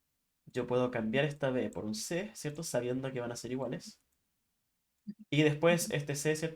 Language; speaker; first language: Spanish; native; Spanish